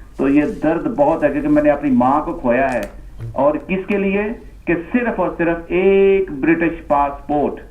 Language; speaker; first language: Urdu; non-native, local second language; Punjabi